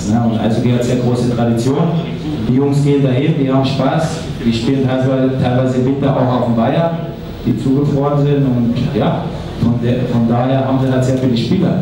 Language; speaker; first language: German; native; German